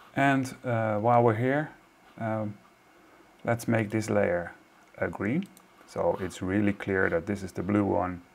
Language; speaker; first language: English; non-native, fluent; Dutch